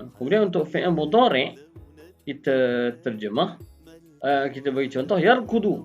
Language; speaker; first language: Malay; native; Malay